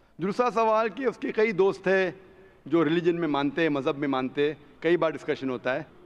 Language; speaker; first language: Hindi; non-native, local second language; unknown